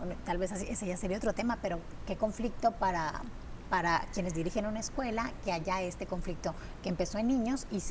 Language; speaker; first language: Spanish; native; Spanish